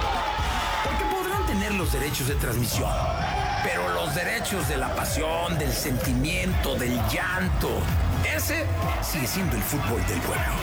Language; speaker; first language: Spanish; native; Spanish